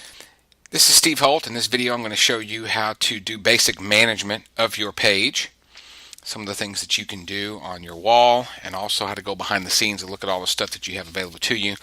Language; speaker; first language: English; native; English